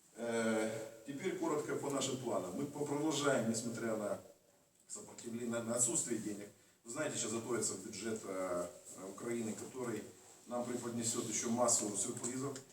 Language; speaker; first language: Russian; native; Russian